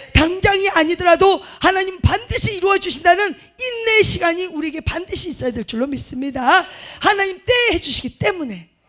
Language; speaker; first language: Korean; native; Korean